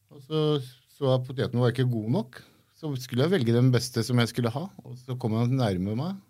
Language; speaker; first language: Norwegian; early bilingual, other home language; Kurdish